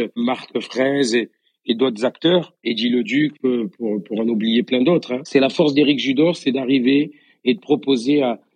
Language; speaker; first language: French; native; French